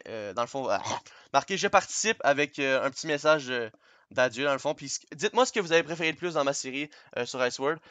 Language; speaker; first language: French; native; French